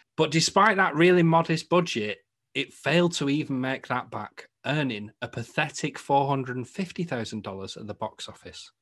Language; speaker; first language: English; native; English